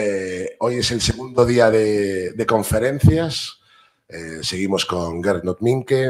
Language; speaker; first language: Spanish; native; Spanish